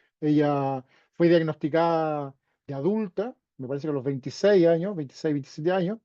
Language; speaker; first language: Spanish; native; Spanish